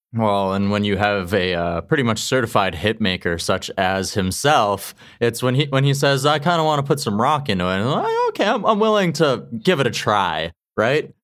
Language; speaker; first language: English; native; English